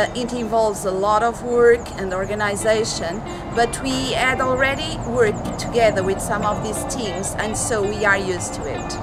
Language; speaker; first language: English; non-native, fluent; Portuguese